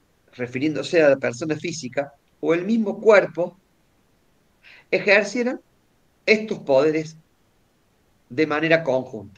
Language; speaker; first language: Spanish; native; Spanish